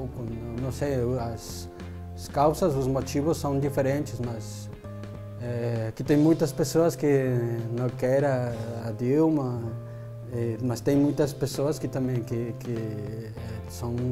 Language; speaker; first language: Portuguese; non-native, fluent; Spanish